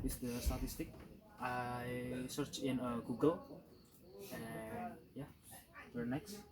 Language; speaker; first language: English; non-native, learner; Indonesian